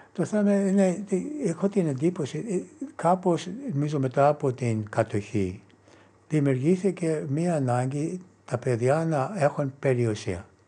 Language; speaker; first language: Greek; non-native, fluent; English